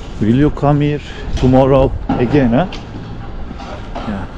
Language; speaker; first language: English; non-native, learner; Turkish